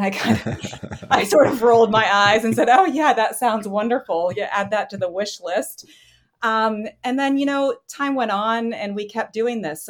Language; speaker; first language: English; native; English